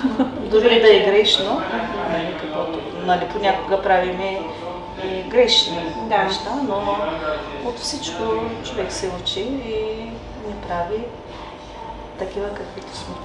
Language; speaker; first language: Bulgarian; non-native, local second language; Turkish